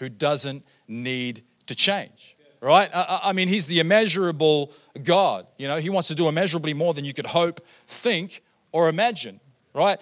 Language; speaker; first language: English; native; English